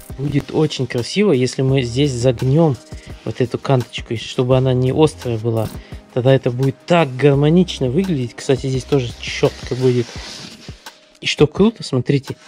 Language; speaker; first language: Russian; early bilingual, heritage; Russian